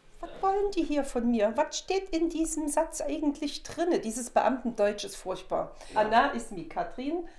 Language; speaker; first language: German; native; German